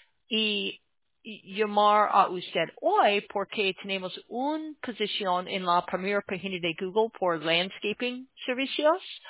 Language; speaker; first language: Spanish; non-native, learner; English